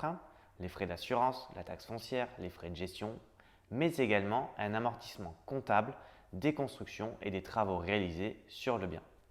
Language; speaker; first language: French; native; French